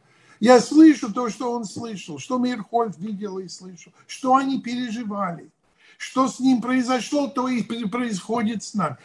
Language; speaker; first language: Russian; non-native, fluent; English